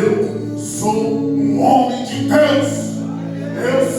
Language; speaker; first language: Portuguese; native; Portuguese